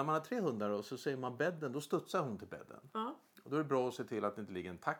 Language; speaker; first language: Swedish; native; Swedish